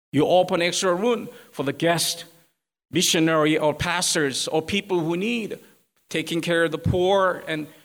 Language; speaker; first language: English; non-native, fluent; Korean